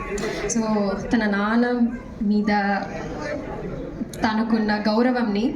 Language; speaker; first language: Telugu; non-native, learner; Malayalam